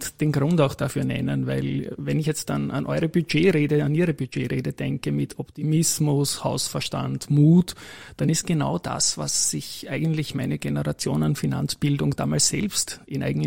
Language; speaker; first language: German; native; German